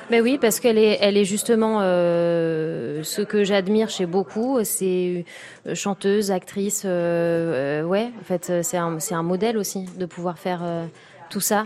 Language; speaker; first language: French; native; French